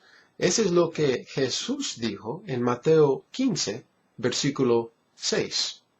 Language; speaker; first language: Spanish; non-native, fluent; English